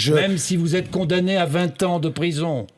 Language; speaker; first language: French; native; French